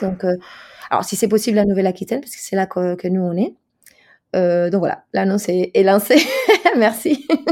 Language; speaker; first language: French; non-native, fluent; Spanish